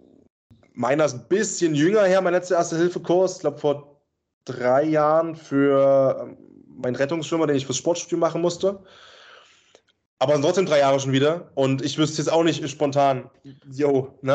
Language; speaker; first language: German; native; German